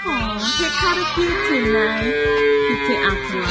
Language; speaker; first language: Māori; non-native, learner; English